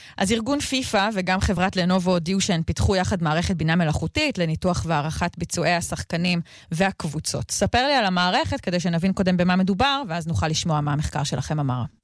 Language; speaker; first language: Hebrew; native; Hebrew